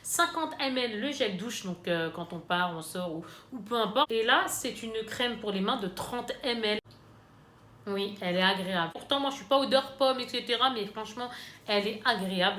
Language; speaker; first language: French; native; French